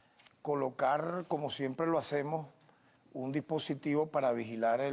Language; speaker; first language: Spanish; native; Spanish